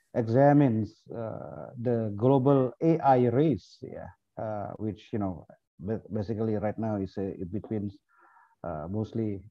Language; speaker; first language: English; non-native, fluent; Indonesian